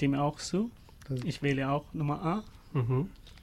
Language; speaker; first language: German; non-native, learner; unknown